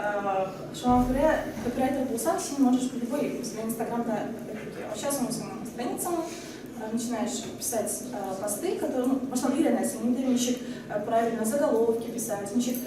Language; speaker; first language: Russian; non-native, local second language; Tatar